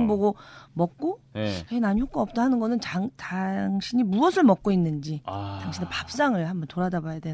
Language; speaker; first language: Korean; native; Korean